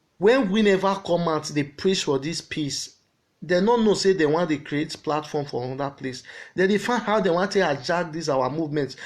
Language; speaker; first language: Nigerian Pidgin; non-native, local second language; Bini